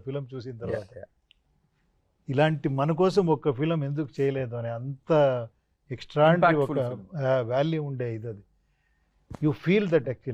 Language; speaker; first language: Telugu; non-native, local second language; Kannada